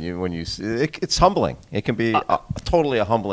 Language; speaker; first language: English; native; English